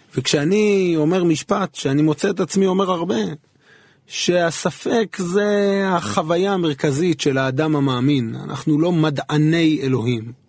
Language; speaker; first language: Hebrew; native; Hebrew